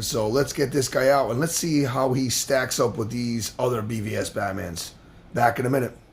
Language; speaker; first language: English; native; English